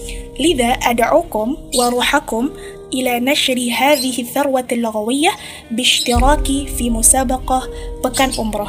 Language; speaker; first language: Arabic; non-native, learner; Indonesian